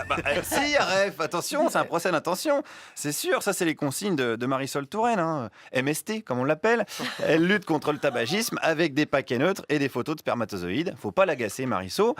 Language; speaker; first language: French; native; French